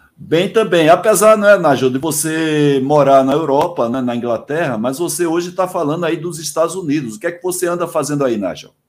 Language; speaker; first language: Portuguese; native; Portuguese